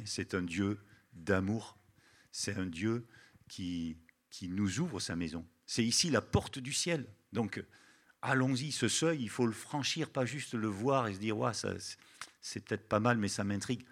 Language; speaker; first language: French; native; French